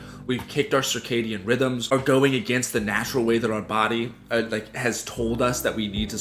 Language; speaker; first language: English; native; English